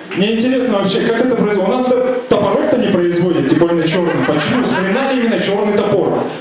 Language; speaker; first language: Russian; native; Russian